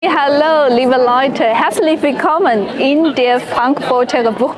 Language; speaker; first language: German; non-native, learner; Chinese